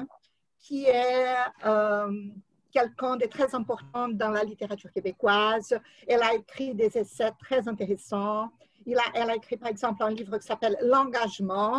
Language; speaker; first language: French; non-native, fluent; Portuguese